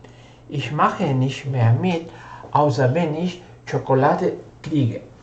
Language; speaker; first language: German; non-native, fluent; Spanish